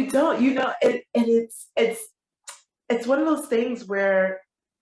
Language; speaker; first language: English; native; English